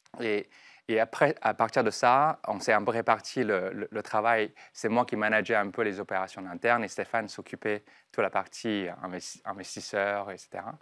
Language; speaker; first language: French; non-native, fluent; Chinese